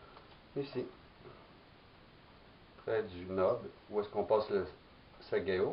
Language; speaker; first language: French; native; French